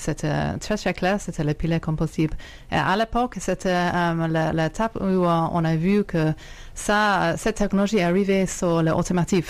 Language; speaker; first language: French; non-native, fluent; English